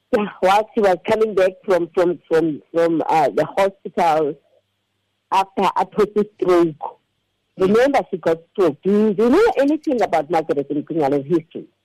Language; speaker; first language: English; non-native, local second language; Xhosa